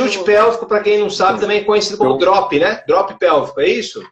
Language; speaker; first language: Portuguese; native; Portuguese